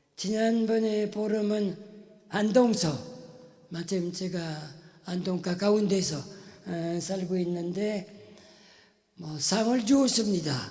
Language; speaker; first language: Korean; non-native, fluent; French